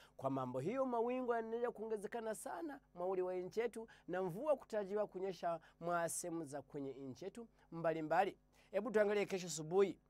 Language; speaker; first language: Swahili; non-native, local second language; Ganda